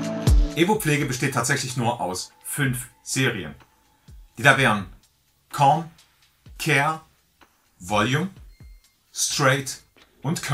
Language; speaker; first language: German; native; German